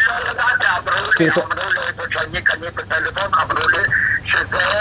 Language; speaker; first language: Hebrew; non-native, learner; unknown